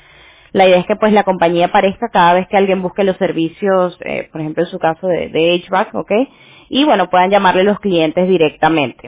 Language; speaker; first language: Spanish; non-native, fluent; English